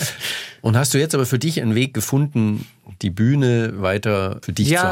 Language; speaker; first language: German; native; German